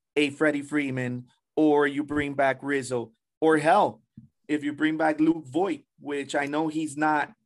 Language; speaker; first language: English; early bilingual, other home language; Spanish